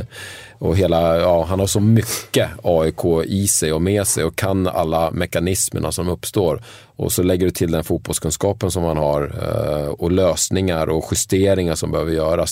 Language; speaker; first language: Swedish; native; Swedish